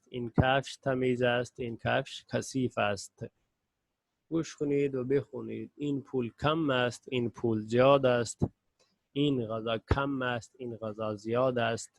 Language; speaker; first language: Persian; non-native, fluent; Urdu